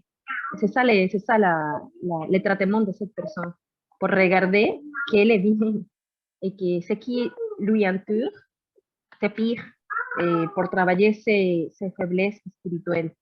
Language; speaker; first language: French; non-native, learner; Spanish